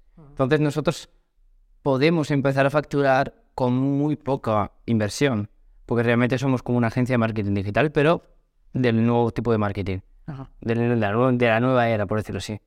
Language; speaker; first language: Spanish; early bilingual, other home language; Portuguese